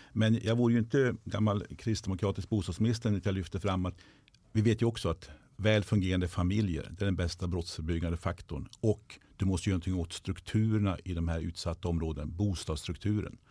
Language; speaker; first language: Swedish; native; Swedish